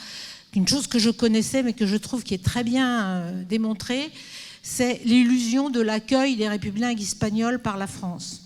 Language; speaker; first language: French; native; French